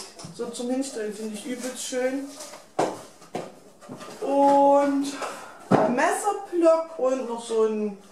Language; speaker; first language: German; native; German